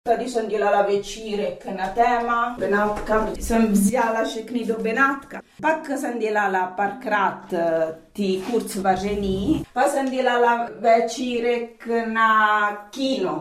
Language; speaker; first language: Czech; non-native, learner; Italian